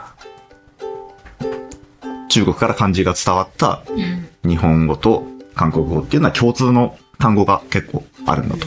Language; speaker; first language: Japanese; native; Japanese